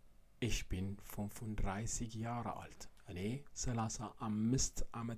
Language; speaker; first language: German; non-native, fluent; Amharic